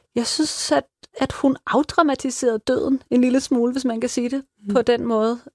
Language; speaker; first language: Danish; native; Danish